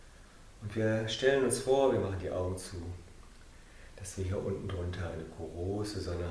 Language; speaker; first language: German; non-native, fluent; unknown